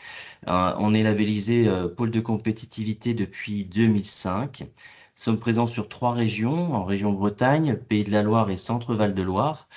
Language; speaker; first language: French; native; French